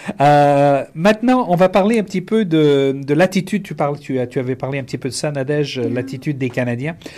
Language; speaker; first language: French; native; French